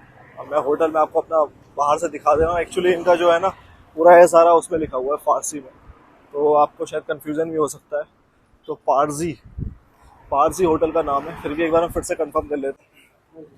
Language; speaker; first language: Hindi; native; Hindi